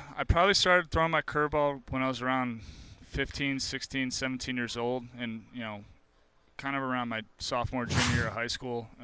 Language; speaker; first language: English; native; English